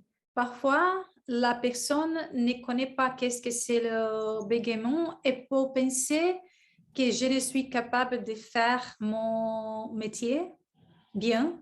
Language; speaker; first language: French; non-native, learner; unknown